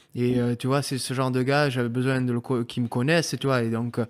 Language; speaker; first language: French; native; French